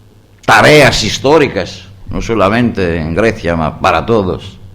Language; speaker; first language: Spanish; non-native, learner; Greek